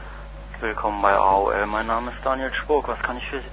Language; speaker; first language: German; native; German